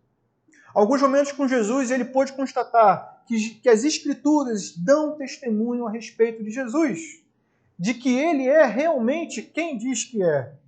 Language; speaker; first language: Portuguese; native; Portuguese